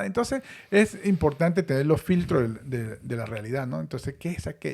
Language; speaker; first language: Spanish; native; Spanish